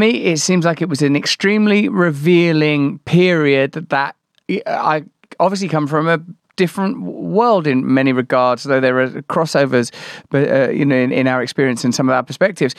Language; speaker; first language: English; native; English